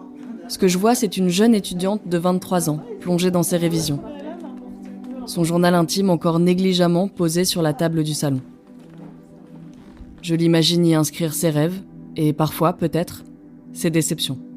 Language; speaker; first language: French; native; French